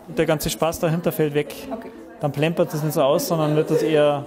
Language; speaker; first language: German; native; German